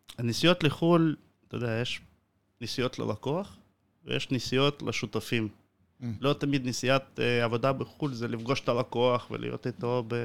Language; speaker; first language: Hebrew; non-native, fluent; Russian